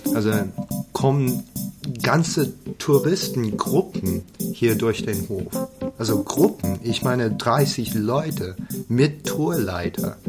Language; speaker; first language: German; non-native, fluent; English